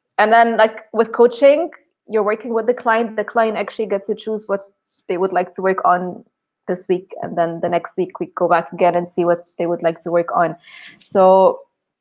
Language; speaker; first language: English; non-native, fluent; Arabic